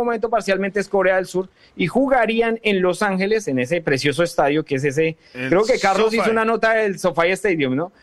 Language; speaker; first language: Spanish; native; Spanish